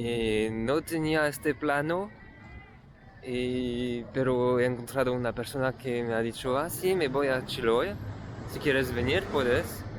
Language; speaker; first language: Spanish; non-native, learner; French